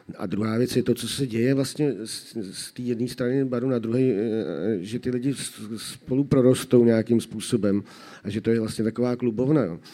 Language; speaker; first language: Czech; native; Czech